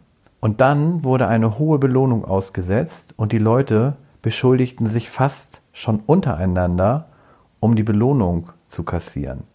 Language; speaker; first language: German; native; German